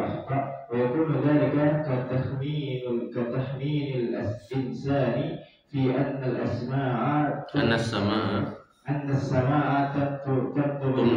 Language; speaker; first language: Arabic; non-native, learner; Indonesian